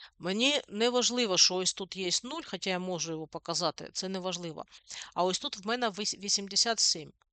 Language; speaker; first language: Ukrainian; non-native, local second language; Russian